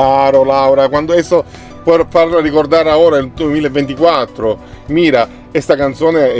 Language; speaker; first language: Spanish; non-native, learner; Italian